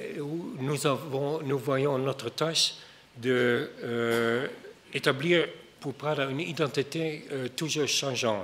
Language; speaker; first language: French; non-native, fluent; Dutch